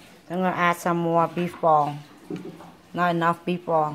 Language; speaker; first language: English; non-native, fluent; Vietnamese